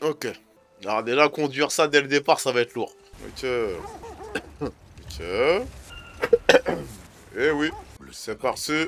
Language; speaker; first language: French; native; French